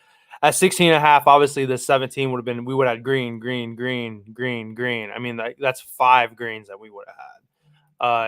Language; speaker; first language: English; native; English